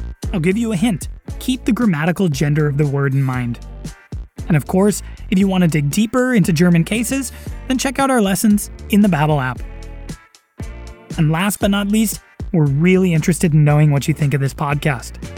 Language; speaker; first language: English; native; English